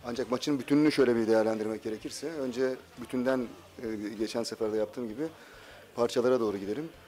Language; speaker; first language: Turkish; native; Turkish